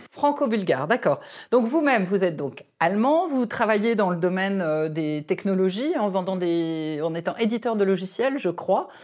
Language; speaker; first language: French; native; French